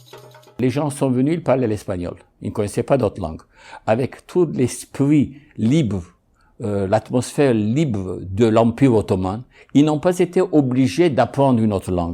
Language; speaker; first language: French; non-native, fluent; Ladino